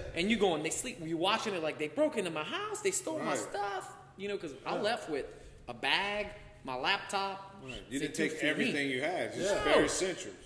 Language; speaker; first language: English; native; English